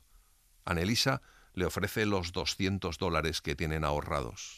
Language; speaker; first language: Spanish; native; Spanish